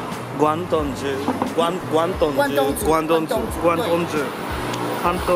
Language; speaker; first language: Chinese; non-native, fluent; Japanese